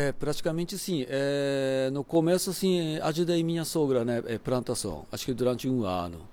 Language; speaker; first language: Portuguese; non-native, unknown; Japanese